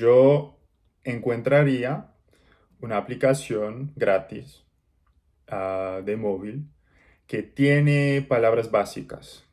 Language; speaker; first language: Spanish; non-native, learner; English